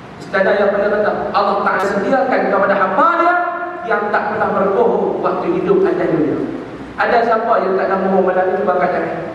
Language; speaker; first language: Malay; native; Malay